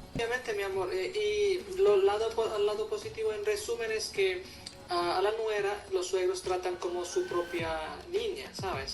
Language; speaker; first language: Spanish; non-native, fluent; Hindi